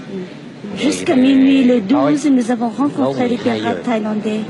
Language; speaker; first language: French; non-native, local second language; Vietnamese